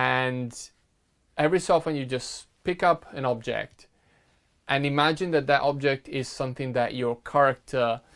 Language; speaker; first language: English; non-native, fluent; Italian